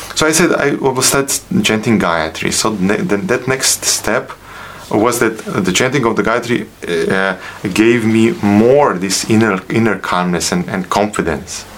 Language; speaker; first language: English; non-native, fluent; Bosnian